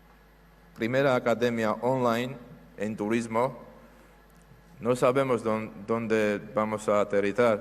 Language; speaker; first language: Spanish; non-native, fluent; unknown